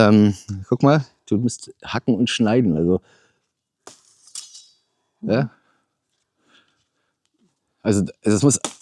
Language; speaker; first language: German; native; German